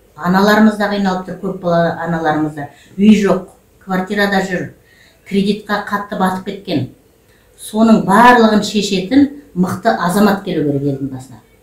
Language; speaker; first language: Kazakh; native; Kazakh